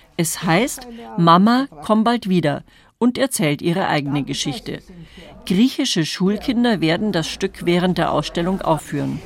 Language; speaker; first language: German; native; German